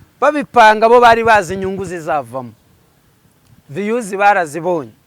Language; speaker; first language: Kinyarwanda; native; Kinyarwanda